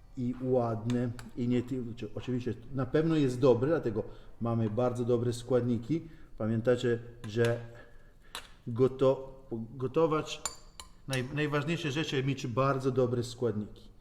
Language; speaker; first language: Polish; non-native, learner; Italian